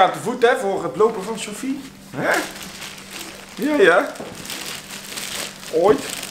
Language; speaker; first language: Dutch; native; Dutch